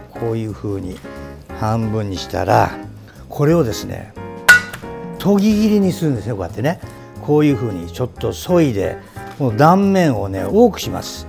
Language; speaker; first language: Japanese; native; Japanese